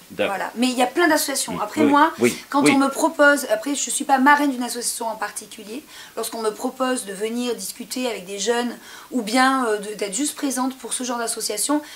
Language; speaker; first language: French; native; French